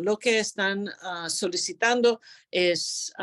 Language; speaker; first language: Spanish; non-native, fluent; English